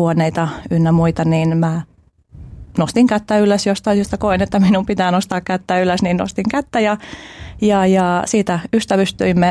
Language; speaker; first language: Finnish; early bilingual, other home language; Albanian